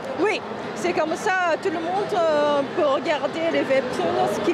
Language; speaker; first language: French; non-native, fluent; Korean